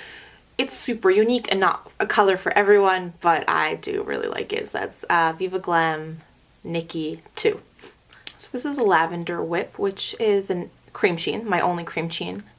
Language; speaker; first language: English; native; English